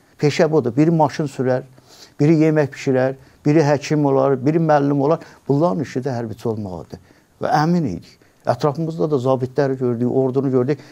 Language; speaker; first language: Azerbaijani; native; Azerbaijani